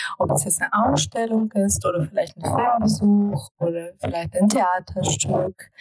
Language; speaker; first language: German; early bilingual, other home language; Russian